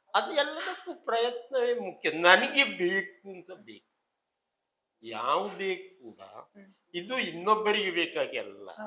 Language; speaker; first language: Kannada; non-native, local second language; Marathi